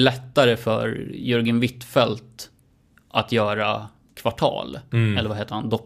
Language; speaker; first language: Swedish; native; Swedish